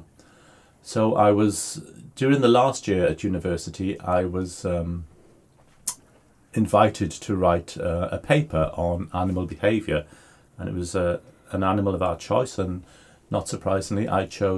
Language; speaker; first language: English; native; English